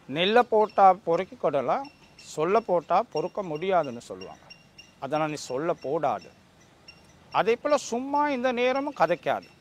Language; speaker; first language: Tamil; non-native, local second language; Sinhala